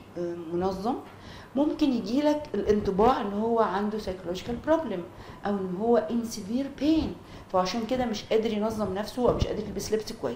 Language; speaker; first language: Arabic; native; Arabic